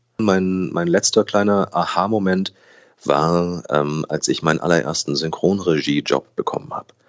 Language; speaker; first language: German; early bilingual, other home language; Portuguese